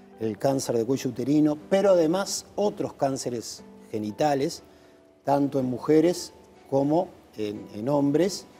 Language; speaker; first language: Spanish; native; Spanish